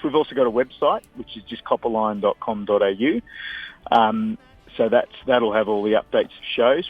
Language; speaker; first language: English; native; English